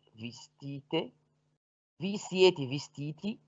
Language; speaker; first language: Italian; non-native, fluent; Arabic